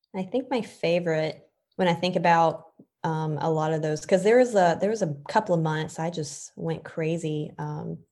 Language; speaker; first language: English; native; English